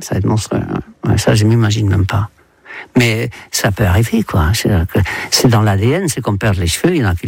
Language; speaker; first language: French; non-native, fluent; Dutch